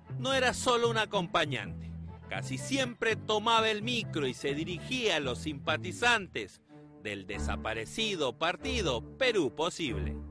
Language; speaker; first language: Spanish; native; Spanish